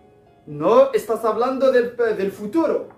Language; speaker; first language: Spanish; non-native, fluent; Arabic